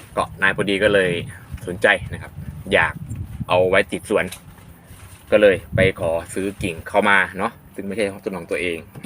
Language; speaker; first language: Thai; non-native, local second language; Northeastern Thai